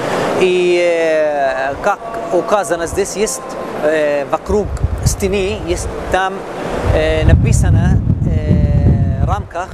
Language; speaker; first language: Russian; non-native, learner; Arabic